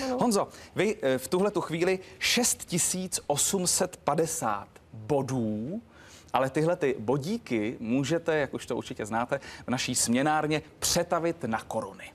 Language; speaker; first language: Czech; native; Czech